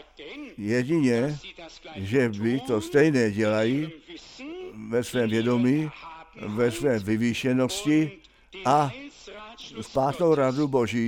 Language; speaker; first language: Czech; non-native, fluent; German